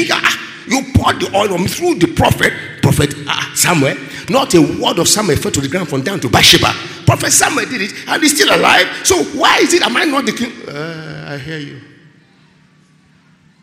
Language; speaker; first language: English; non-native, local second language; Yoruba